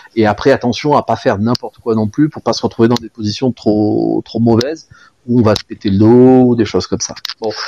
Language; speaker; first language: French; native; French